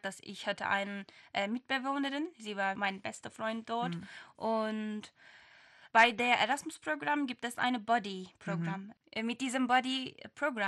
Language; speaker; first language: German; non-native, learner; Turkish